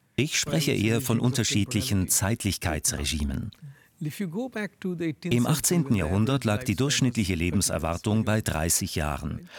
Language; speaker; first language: German; non-native, fluent; Hindi